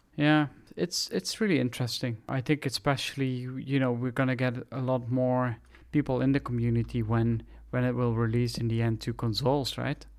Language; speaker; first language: English; non-native, fluent; Dutch